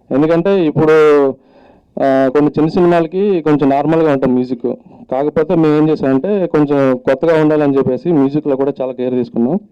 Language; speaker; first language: Telugu; native; Telugu